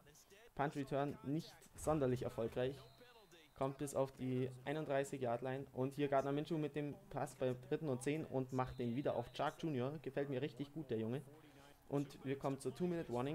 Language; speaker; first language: German; native; German